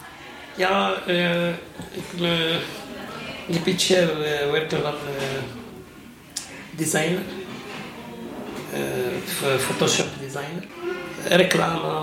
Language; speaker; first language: Dutch; non-native, learner; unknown